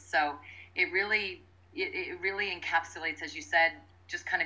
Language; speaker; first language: English; native; English